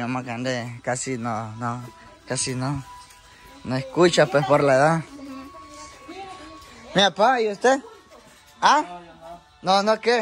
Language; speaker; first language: Spanish; native; Spanish